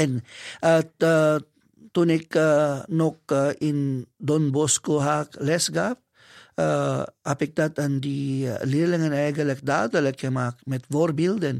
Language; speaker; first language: Dutch; non-native, fluent; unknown